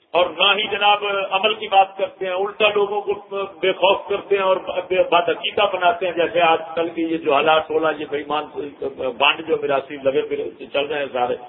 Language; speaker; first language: Urdu; non-native, local second language; Punjabi